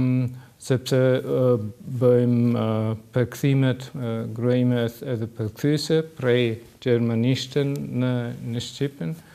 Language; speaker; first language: Albanian; non-native, learner; German